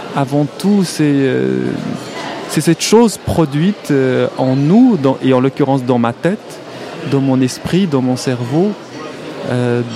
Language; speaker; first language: French; non-native, local second language; Arabic